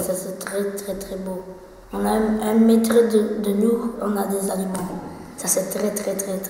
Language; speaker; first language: French; non-native, local second language; Dutch